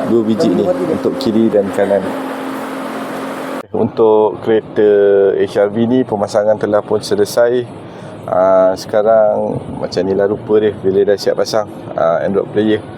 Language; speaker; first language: Malay; native; Malay